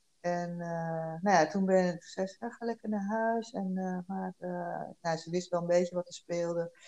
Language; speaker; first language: Dutch; early bilingual, other home language; Korean